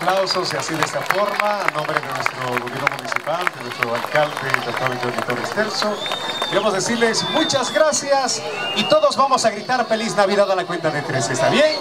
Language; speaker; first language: Spanish; native; Spanish